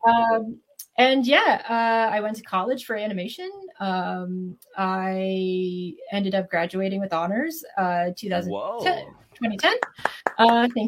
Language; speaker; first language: English; native; English